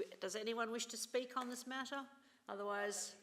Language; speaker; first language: English; native; English